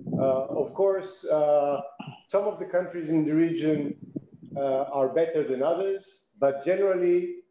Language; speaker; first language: English; non-native, fluent; Hebrew